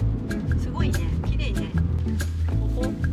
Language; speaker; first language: Japanese; native; Japanese